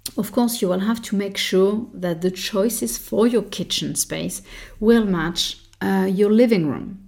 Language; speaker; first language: English; non-native, fluent; French